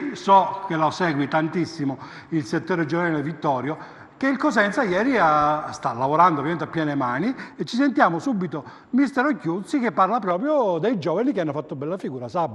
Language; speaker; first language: Italian; native; Italian